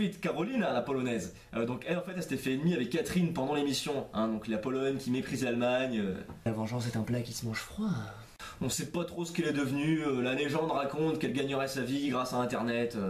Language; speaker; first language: French; native; French